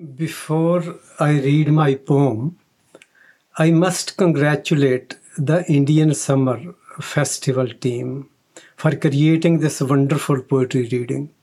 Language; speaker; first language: English; non-native, local second language; Punjabi